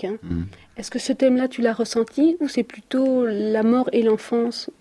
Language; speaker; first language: French; native; French